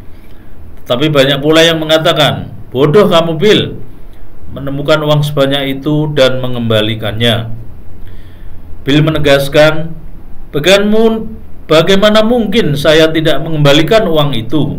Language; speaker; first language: Indonesian; native; Indonesian